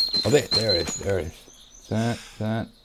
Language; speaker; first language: English; native; English